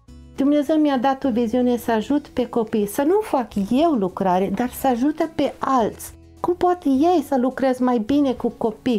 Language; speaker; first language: Romanian; non-native, learner; English